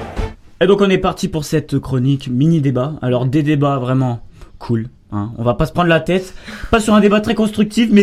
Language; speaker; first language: French; native; French